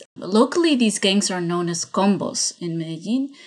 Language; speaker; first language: English; non-native, fluent; Spanish